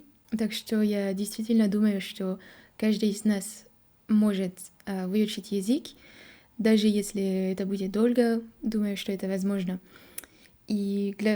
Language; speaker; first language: Russian; non-native, learner; French